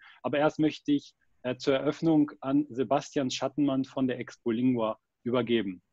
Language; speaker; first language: German; native; German